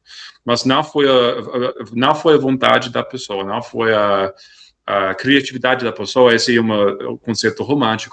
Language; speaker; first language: Portuguese; non-native, fluent; English